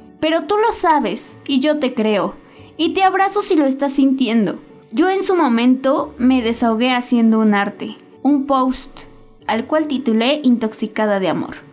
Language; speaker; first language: Spanish; native; Spanish